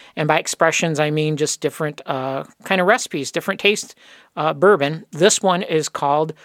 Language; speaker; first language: English; native; English